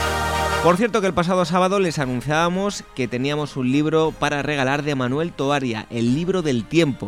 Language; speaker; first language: Spanish; native; Spanish